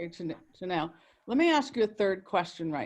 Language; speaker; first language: English; native; English